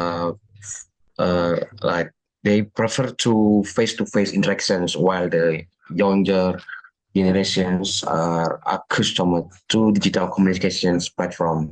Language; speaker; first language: English; non-native, learner; Indonesian